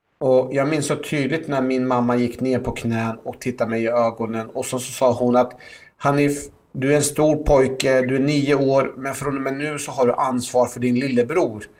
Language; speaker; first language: Swedish; early bilingual, other home language; Persian